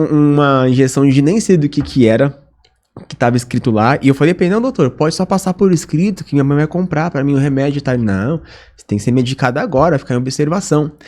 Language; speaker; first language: Portuguese; native; Portuguese